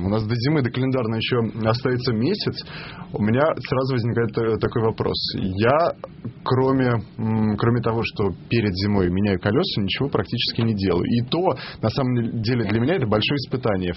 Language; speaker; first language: Russian; native; Russian